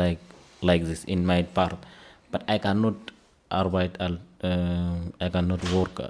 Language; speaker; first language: English; non-native, learner; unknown